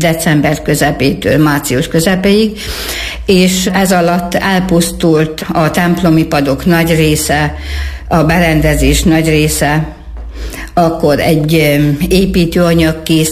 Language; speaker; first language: Hungarian; native; Hungarian